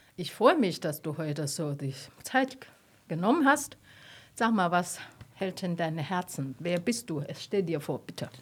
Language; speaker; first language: German; non-native, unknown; Chinese